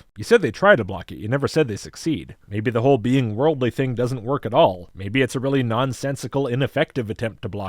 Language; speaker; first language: English; native; English